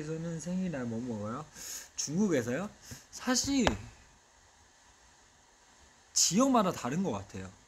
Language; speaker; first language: Korean; non-native, fluent; Chinese